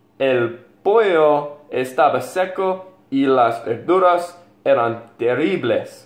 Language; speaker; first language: Spanish; non-native, learner; English